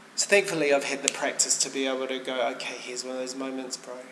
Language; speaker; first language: English; native; English